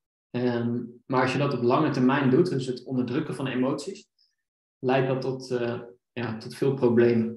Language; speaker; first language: Dutch; native; Dutch